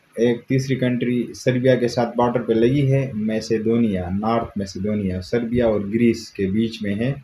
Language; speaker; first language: Urdu; non-native, local second language; Pashto